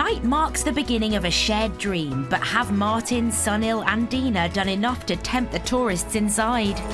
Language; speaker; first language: English; native; English